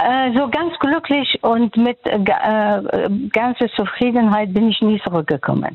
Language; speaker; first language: German; non-native, fluent; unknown